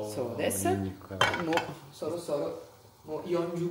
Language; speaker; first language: Japanese; non-native, fluent; Italian